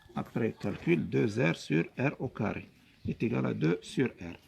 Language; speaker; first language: French; non-native, local second language; Arabic